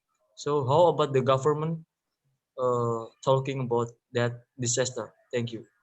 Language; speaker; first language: English; non-native, learner; Indonesian